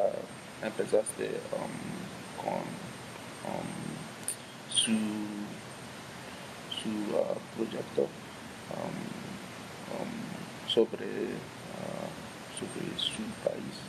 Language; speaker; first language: Spanish; non-native, learner; English